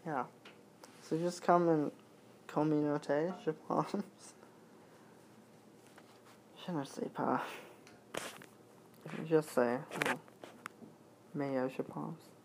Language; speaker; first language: French; non-native, learner; English